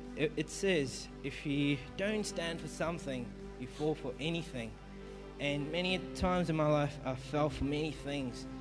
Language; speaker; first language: English; native; English